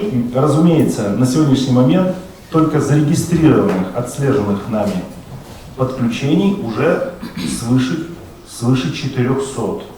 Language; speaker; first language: Russian; native; Russian